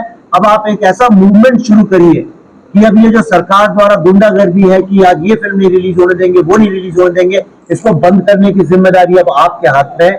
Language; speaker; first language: Hindi; native; Hindi